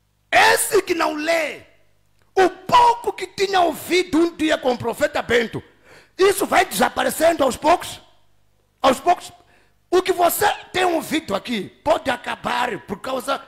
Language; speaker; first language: Portuguese; non-native, local second language; Tsonga